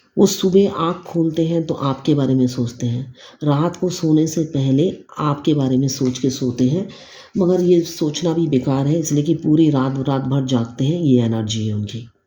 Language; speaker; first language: Hindi; native; Hindi